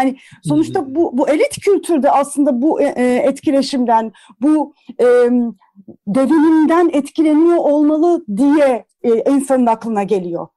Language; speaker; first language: Turkish; native; Turkish